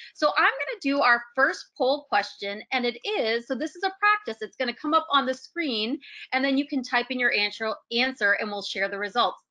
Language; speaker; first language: English; native; English